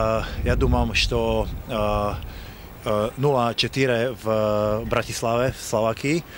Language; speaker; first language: Russian; non-native, learner; Slovak